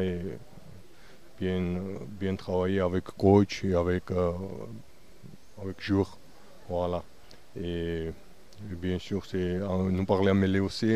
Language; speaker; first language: French; non-native, learner; Georgian